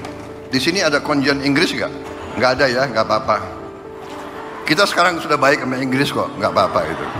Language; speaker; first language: Indonesian; native; Indonesian